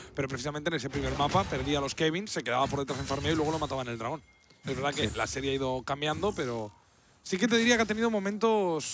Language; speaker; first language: Spanish; native; Spanish